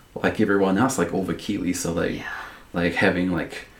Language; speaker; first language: English; native; English